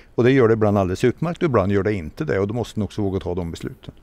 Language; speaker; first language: Swedish; native; Swedish